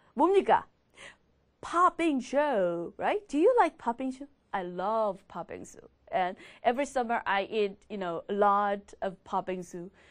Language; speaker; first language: English; non-native, fluent; Korean